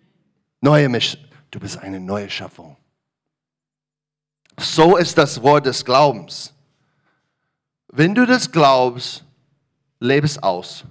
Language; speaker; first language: German; non-native, learner; English